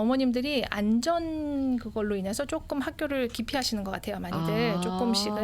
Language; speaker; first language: Korean; native; Korean